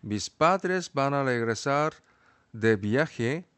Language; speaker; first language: Spanish; non-native, fluent; Korean